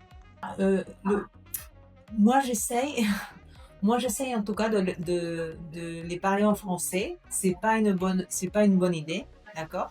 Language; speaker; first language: French; non-native, fluent; Spanish